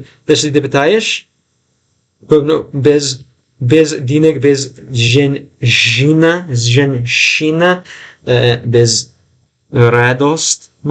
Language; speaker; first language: Russian; non-native, learner; English